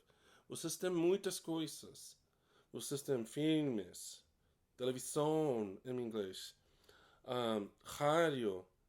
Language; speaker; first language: Portuguese; non-native, learner; English